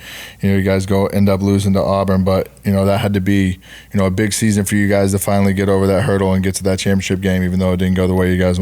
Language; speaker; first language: English; native; English